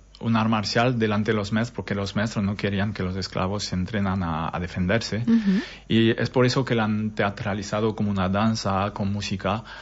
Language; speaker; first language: Spanish; non-native, fluent; French